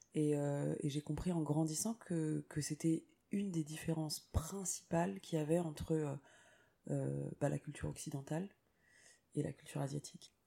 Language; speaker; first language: French; native; French